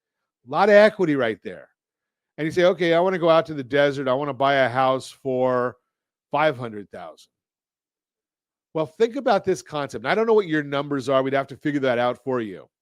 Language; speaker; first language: English; native; English